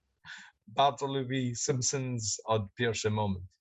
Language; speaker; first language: Polish; non-native, learner; English